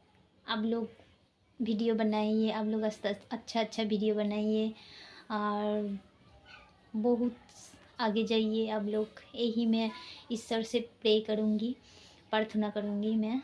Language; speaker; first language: Hindi; non-native, local second language; Santali